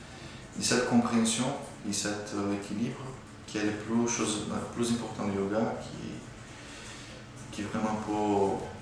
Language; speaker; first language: French; non-native, fluent; Portuguese